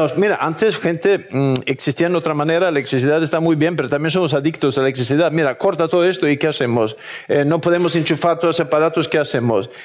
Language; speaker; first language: Spanish; non-native, fluent; Swedish